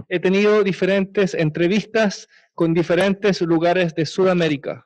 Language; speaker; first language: Spanish; native; Spanish